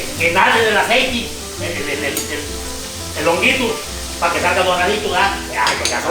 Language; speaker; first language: Spanish; native; Spanish